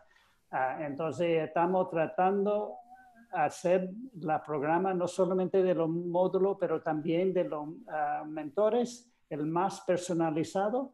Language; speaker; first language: Spanish; non-native, fluent; English